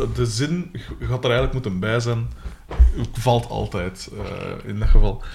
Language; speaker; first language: Dutch; native; Dutch